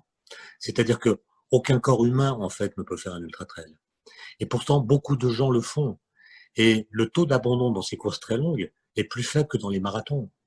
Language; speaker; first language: French; native; French